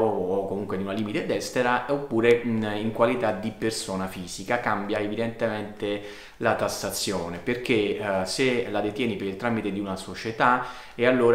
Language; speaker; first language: Italian; native; Italian